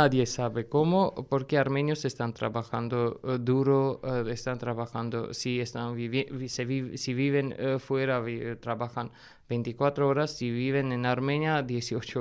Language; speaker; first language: Spanish; non-native, fluent; Armenian